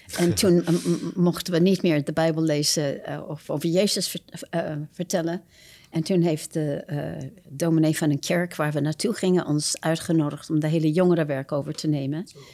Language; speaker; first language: Dutch; non-native, fluent; English